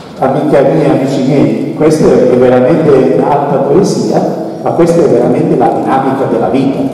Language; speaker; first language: Italian; native; Italian